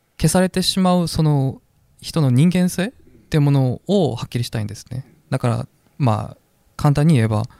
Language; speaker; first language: Japanese; non-native, fluent; Korean